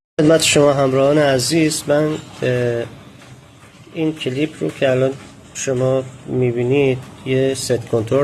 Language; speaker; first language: Persian; native; Persian